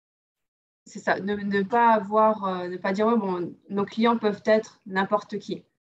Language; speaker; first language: French; native; French